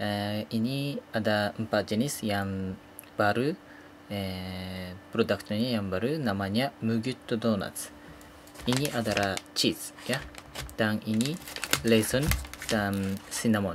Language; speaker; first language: Indonesian; non-native, learner; Japanese